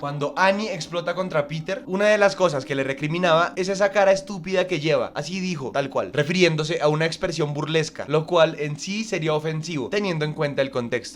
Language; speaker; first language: Spanish; native; Spanish